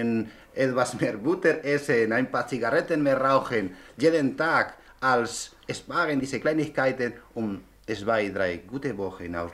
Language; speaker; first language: German; non-native, learner; Spanish